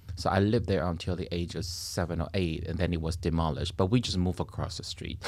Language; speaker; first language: English; non-native, fluent; Chinese